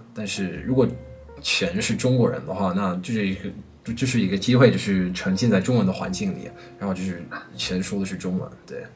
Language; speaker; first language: Chinese; non-native, fluent; English